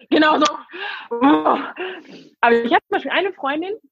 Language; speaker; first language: German; non-native, fluent; English